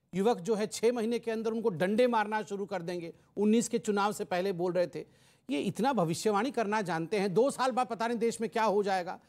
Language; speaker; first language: Hindi; non-native, local second language; Odia